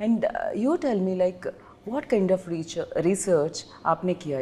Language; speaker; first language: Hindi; non-native, local second language; Telugu